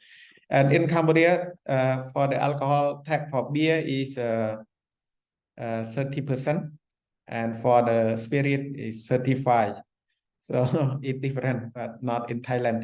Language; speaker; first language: English; non-native, fluent; Khmer